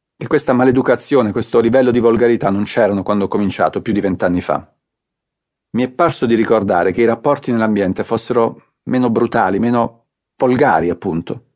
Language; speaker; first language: Italian; native; Italian